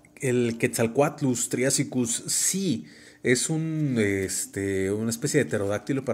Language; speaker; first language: Spanish; native; Spanish